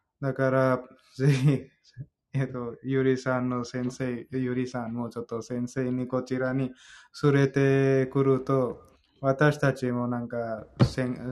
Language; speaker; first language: Japanese; non-native, learner; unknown